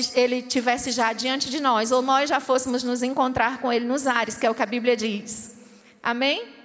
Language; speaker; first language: Portuguese; native; Portuguese